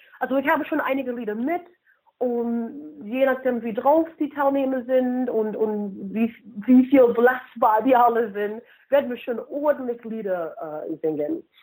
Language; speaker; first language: German; non-native, fluent; English